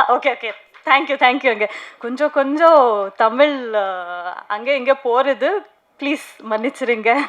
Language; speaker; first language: Tamil; non-native, learner; Kannada